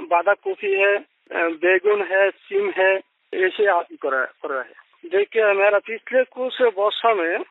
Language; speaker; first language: Hindi; non-native, local second language; Bangla